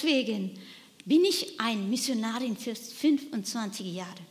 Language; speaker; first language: German; non-native, learner; Nepali